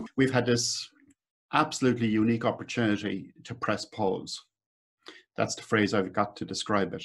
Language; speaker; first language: English; native; English